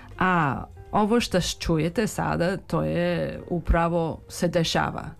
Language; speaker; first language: Serbian; early bilingual, heritage; Serbian